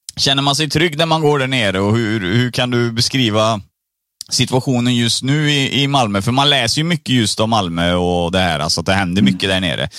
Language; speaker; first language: Swedish; early bilingual, other home language; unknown